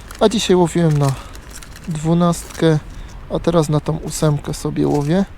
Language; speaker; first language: Polish; native; Polish